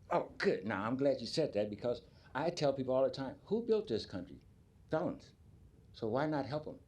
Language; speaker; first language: English; native; English